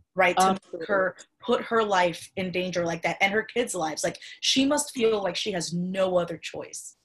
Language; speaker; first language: English; early bilingual, other home language; Spanish